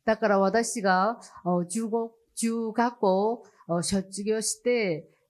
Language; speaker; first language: Japanese; non-native, learner; Chinese